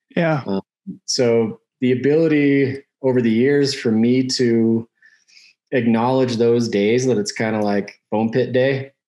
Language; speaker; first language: English; native; English